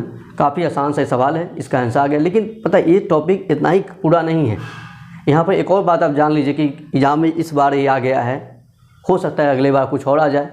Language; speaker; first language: Hindi; native; Hindi